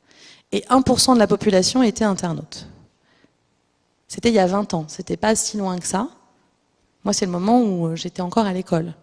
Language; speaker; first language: French; native; French